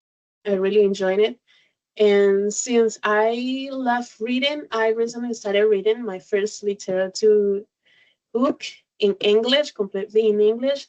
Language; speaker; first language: English; non-native, learner; Spanish